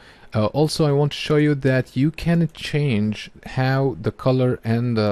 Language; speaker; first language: English; non-native, fluent; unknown